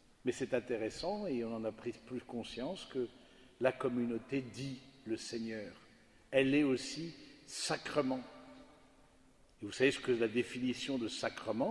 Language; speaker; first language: French; native; French